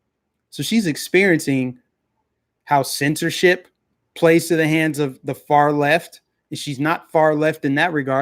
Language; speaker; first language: English; native; English